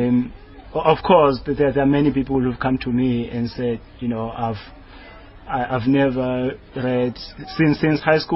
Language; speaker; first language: English; non-native, local second language; Xhosa